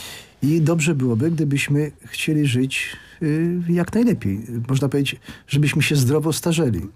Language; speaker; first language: Polish; native; Polish